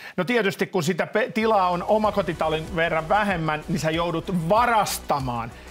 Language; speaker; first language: Finnish; native; Finnish